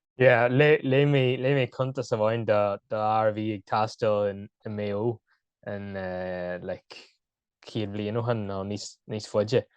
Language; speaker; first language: Irish; non-native, local second language; English